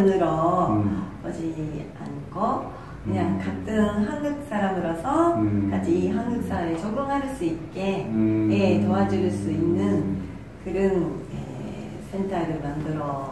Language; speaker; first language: Korean; non-native, fluent; Japanese